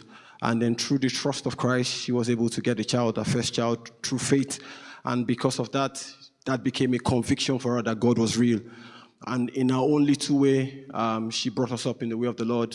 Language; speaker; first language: English; non-native, local second language; Yoruba